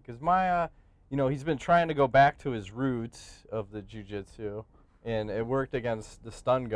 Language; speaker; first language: English; native; English